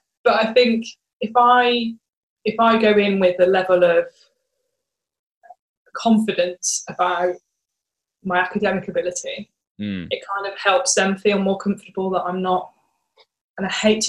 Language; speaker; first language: English; native; English